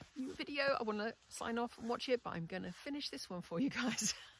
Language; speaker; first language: English; native; English